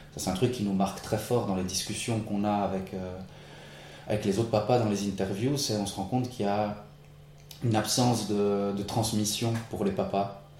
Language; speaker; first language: French; native; French